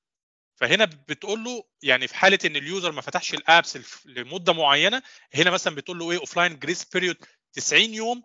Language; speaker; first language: Arabic; native; Arabic